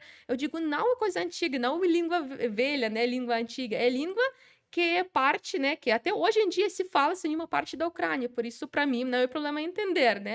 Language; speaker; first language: Portuguese; non-native, fluent; Ukrainian